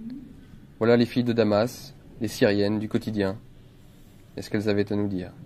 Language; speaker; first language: French; native; French